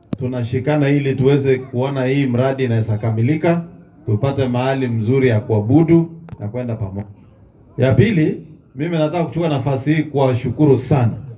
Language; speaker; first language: Swahili; non-native, local second language; Kalenjin